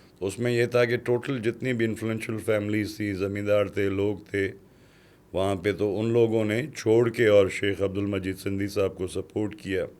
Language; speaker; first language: Urdu; non-native, local second language; Sindhi